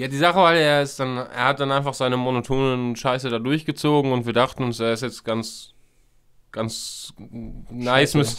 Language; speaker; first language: German; native; German